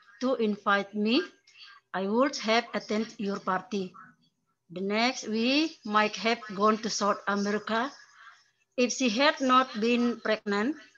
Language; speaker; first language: English; non-native, learner; Indonesian